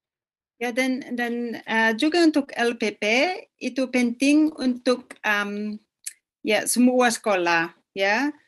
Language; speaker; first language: Indonesian; non-native, fluent; English